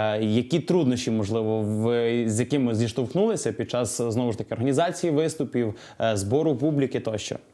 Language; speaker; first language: Ukrainian; native; Ukrainian